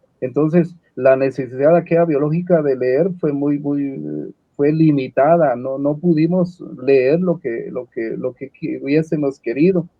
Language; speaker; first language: Spanish; non-native, local second language; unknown